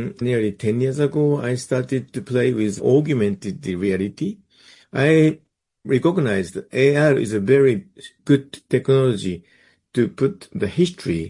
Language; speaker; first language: English; non-native, fluent; Japanese